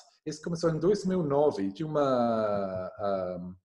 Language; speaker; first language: Portuguese; non-native, learner; English